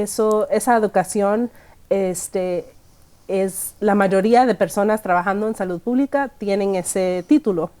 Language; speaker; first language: Spanish; early bilingual, heritage; Spanish